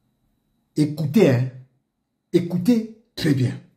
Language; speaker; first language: French; native; French